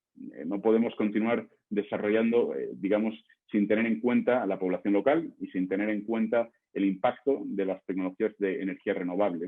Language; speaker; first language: Spanish; native; Spanish